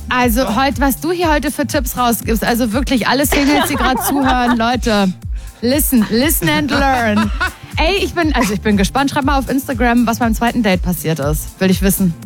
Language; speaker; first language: German; native; German